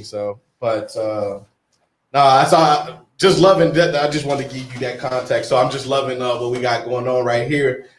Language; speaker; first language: English; native; English